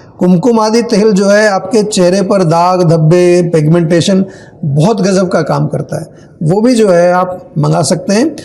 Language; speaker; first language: Hindi; native; Hindi